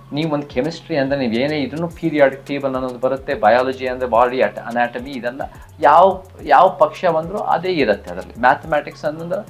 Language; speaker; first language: Kannada; early bilingual, other home language; English